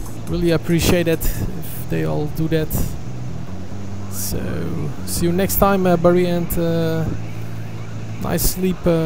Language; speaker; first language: English; non-native, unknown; Turkish